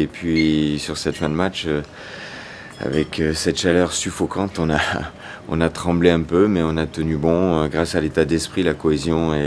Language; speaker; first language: French; native; French